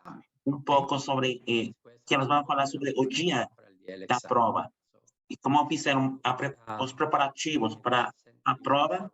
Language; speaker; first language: Portuguese; non-native, fluent; Spanish